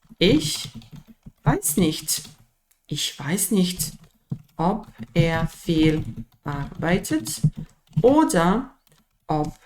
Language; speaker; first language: German; non-native, fluent; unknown